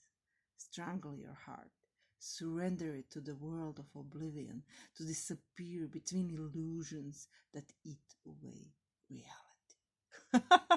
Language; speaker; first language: English; non-native, fluent; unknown